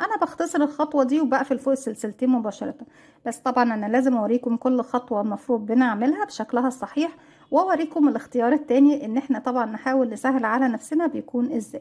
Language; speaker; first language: Arabic; native; Arabic